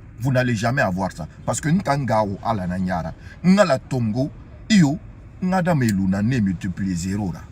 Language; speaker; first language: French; non-native, local second language; Susu